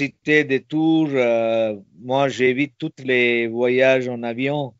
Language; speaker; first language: French; non-native, fluent; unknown